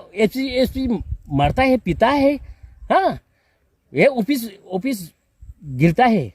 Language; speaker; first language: Hindi; non-native, local second language; Manipuri